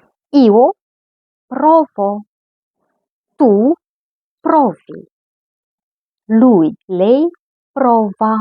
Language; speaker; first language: Italian; non-native, fluent; Romanian